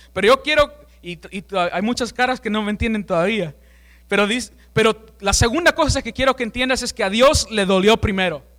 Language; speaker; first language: Spanish; early bilingual, heritage; Spanish